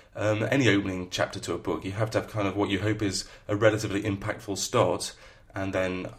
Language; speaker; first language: English; native; English